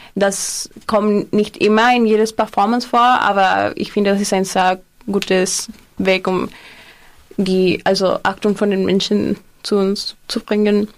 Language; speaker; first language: German; non-native, learner; Spanish